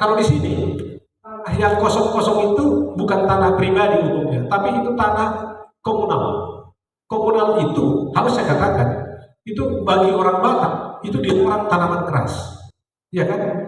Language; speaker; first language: Indonesian; native; Indonesian